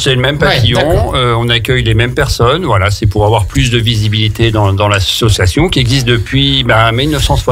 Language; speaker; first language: French; native; French